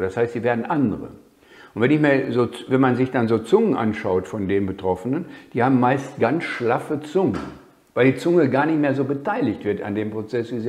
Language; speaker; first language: German; native; German